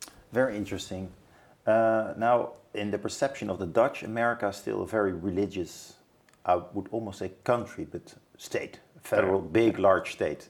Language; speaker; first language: English; non-native, fluent; Dutch